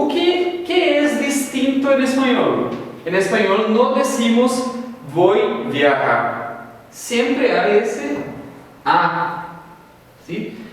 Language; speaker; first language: Spanish; non-native, fluent; Portuguese